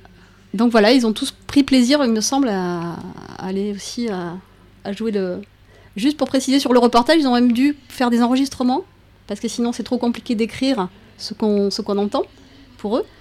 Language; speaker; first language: French; native; French